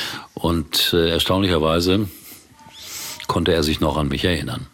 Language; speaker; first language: German; native; German